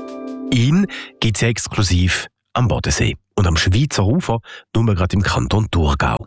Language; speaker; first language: German; native; German